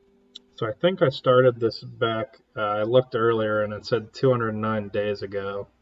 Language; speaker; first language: English; native; English